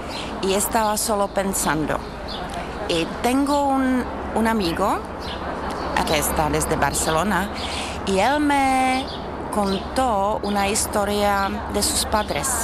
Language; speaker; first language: Spanish; non-native, learner; Czech